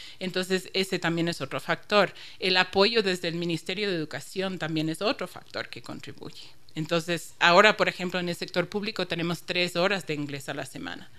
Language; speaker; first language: Spanish; non-native, fluent; English